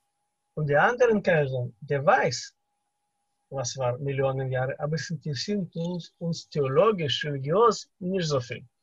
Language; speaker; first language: German; non-native, fluent; Russian